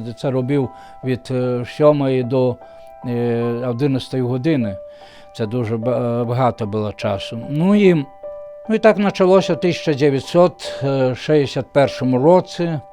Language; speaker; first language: Ukrainian; non-native, fluent; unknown